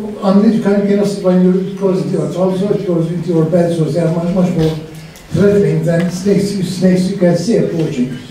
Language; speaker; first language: English; non-native, fluent; Turkish